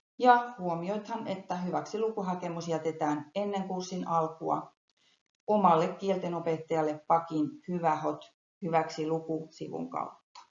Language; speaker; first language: Finnish; native; Finnish